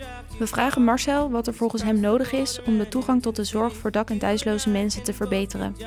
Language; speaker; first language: Dutch; native; Dutch